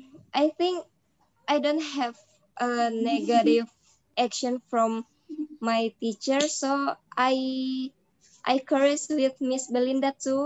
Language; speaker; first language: English; non-native, learner; Indonesian